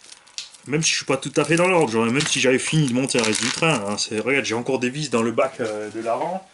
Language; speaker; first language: French; native; French